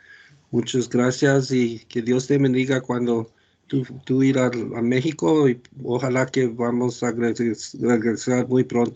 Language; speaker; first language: Spanish; non-native, learner; English